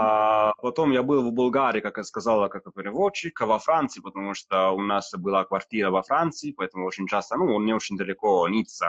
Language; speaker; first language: Russian; non-native, fluent; Italian